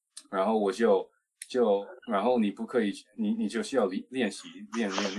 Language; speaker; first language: Chinese; early bilingual, heritage; Chinese